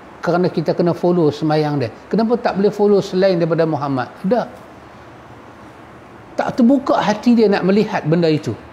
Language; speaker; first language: Malay; native; Malay